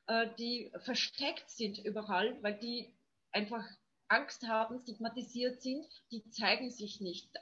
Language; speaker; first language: German; non-native, fluent; Polish